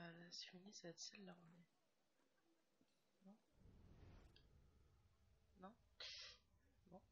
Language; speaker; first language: French; native; French